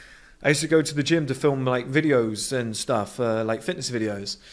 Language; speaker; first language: English; native; English